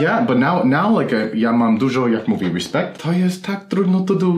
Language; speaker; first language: Polish; non-native, learner; English